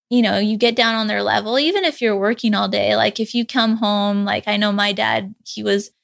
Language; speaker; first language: English; native; English